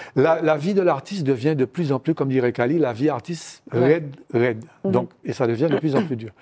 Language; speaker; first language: French; native; French